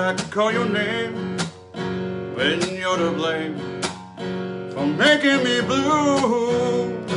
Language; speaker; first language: English; early bilingual, other home language; Spanish